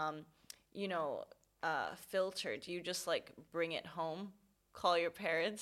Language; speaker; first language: English; non-native, local second language; Cantonese